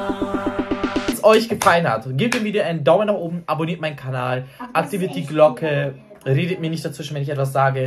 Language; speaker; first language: German; native; German